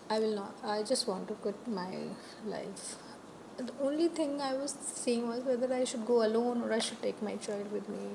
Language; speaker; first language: English; non-native, local second language; Hindi